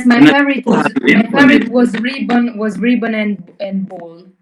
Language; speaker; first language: English; non-native, learner; Italian